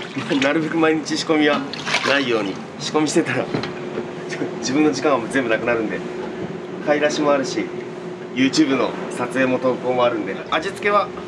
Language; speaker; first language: Japanese; native; Japanese